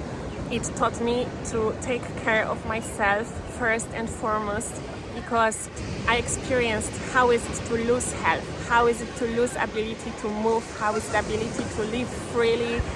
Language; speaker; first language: English; non-native, fluent; Polish